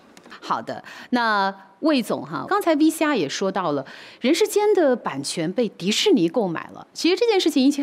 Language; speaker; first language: Chinese; native; Chinese